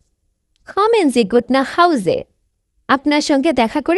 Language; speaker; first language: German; non-native, fluent; Bangla